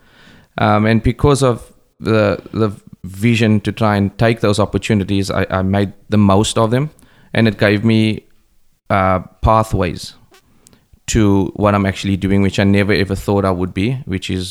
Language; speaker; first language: English; native; English